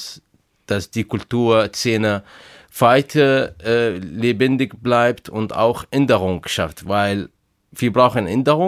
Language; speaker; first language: German; non-native, fluent; Arabic